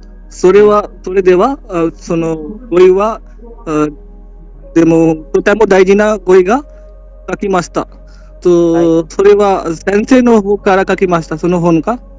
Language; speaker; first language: Japanese; non-native, learner; Hindi